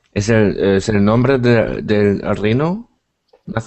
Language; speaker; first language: Spanish; non-native, learner; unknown